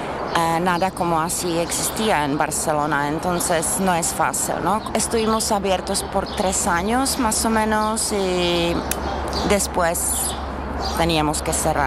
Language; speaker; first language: Spanish; non-native, learner; Czech